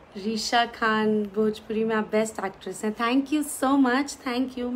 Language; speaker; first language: Hindi; native; Hindi